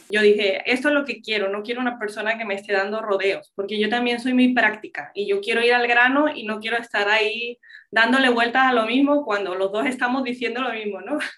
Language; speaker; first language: Spanish; non-native, local second language; English